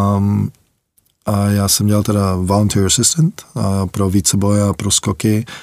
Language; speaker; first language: Czech; early bilingual, heritage; Czech